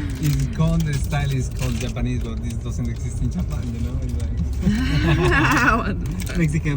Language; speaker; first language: English; non-native, fluent; Spanish